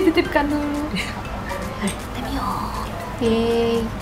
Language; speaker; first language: Indonesian; native; Indonesian